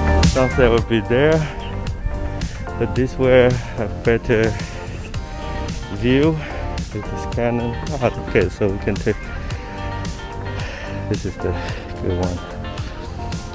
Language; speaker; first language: English; non-native, fluent; Chinese